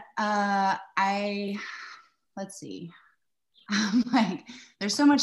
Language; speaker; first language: English; native; English